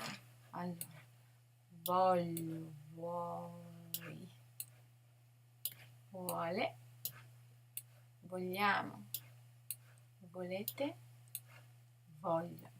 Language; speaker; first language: Italian; non-native, fluent; English